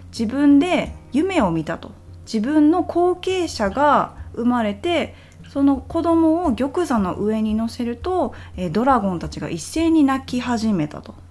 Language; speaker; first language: Japanese; native; Japanese